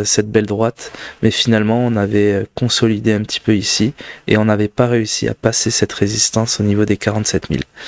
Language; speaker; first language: French; native; French